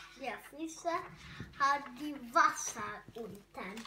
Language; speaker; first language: German; non-native, learner; Hungarian